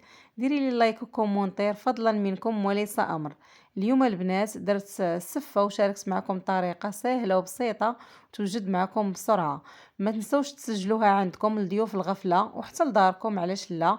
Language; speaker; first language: Arabic; native; Arabic